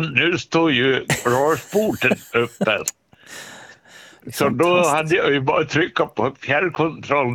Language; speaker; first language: Swedish; native; Swedish